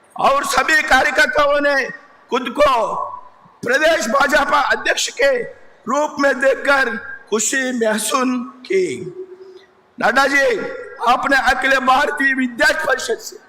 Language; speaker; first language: Hindi; non-native, local second language; Telugu